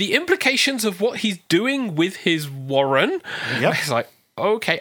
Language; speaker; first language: English; native; English